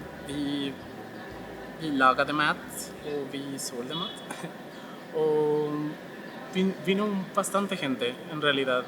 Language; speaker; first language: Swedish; non-native, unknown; Spanish